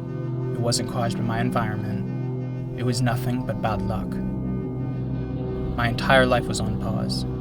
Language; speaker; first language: English; native; English